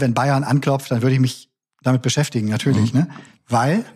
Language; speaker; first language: German; native; German